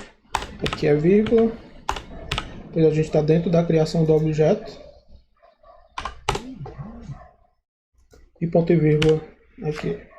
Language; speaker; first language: Portuguese; native; Portuguese